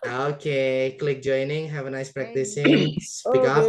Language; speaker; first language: English; non-native, fluent; Indonesian